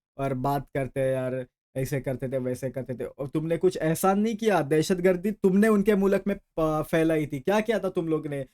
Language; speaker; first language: Hindi; native; Hindi